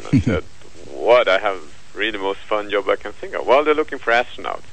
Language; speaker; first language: English; non-native, fluent; Swedish